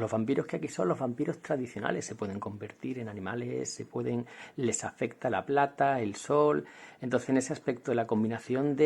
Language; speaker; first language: Spanish; native; Spanish